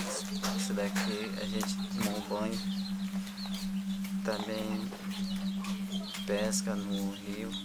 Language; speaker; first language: Portuguese; non-native, local second language; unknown